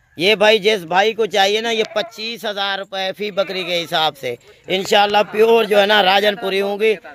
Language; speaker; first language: Urdu; non-native, local second language; Punjabi